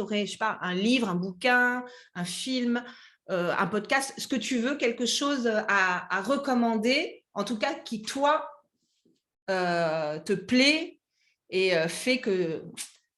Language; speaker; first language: French; native; French